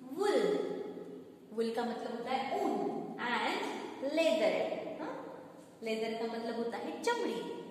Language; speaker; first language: Hindi; non-native, local second language; Marathi